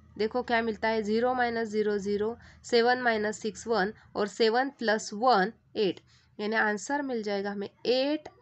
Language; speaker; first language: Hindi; non-native, local second language; Marathi